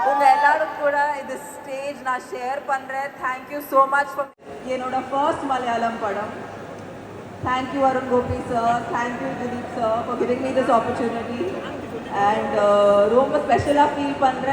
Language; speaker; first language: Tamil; non-native, fluent; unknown